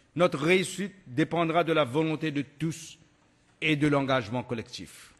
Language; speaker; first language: French; non-native, local second language; Morisyen